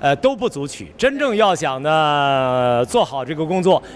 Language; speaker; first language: Chinese; native; Chinese